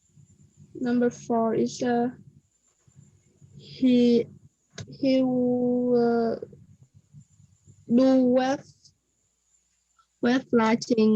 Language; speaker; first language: English; non-native, learner; Vietnamese